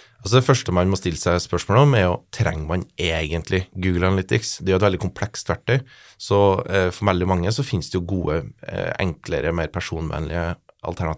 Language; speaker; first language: Norwegian; native; Norwegian